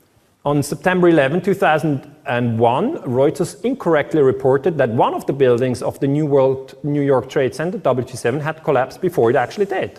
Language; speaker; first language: English; non-native, fluent; German